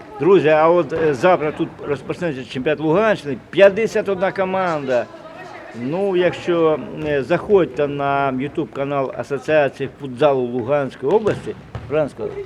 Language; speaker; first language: Ukrainian; non-native, local second language; Russian